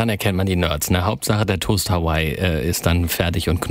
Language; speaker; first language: German; native; German